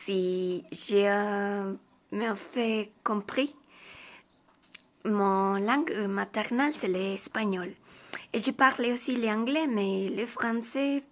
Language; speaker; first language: French; non-native, learner; Spanish